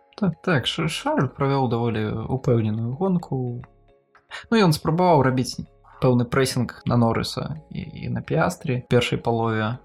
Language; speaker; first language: Belarusian; non-native, local second language; Russian